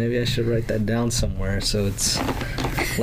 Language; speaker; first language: English; early bilingual, other home language; Spanish